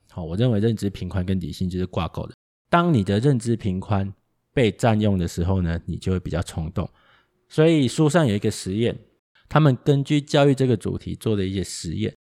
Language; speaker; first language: Chinese; native; Chinese